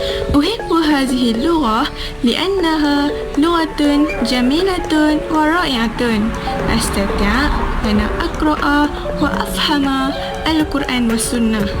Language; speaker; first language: Arabic; non-native, learner; Malay